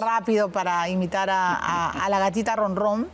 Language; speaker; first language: Spanish; native; Spanish